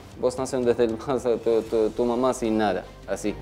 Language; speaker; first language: Spanish; non-native, learner; Arabic